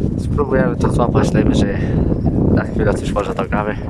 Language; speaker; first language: Polish; native; Polish